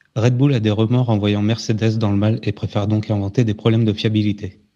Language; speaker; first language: French; native; French